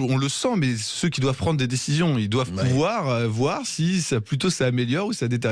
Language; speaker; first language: French; native; French